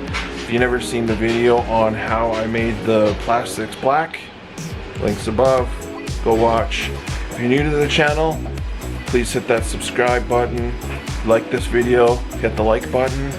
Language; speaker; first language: English; native; English